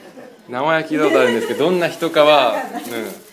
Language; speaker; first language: Japanese; native; Japanese